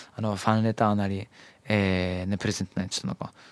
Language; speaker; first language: Japanese; native; Japanese